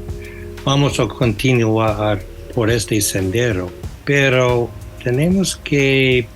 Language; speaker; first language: Spanish; non-native, fluent; English